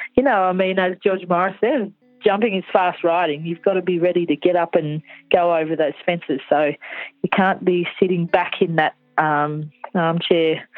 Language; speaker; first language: English; native; English